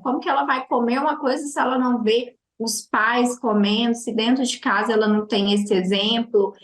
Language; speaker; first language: Portuguese; native; Portuguese